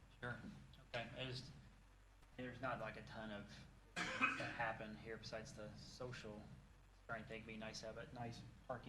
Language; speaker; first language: English; native; English